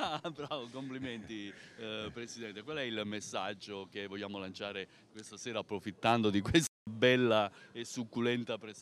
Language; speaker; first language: Italian; native; Italian